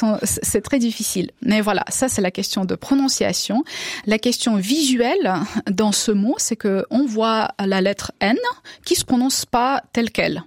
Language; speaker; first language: French; non-native, fluent; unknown